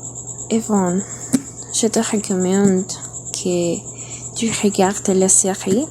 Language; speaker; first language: French; non-native, learner; Spanish